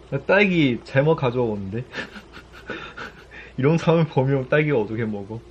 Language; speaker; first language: Korean; non-native, fluent; Chinese